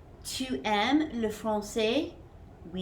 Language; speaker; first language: French; non-native, fluent; English